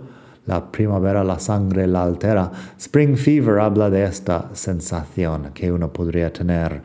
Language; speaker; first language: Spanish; non-native, fluent; English